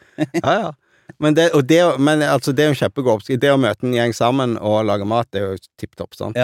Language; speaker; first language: Norwegian; native; Norwegian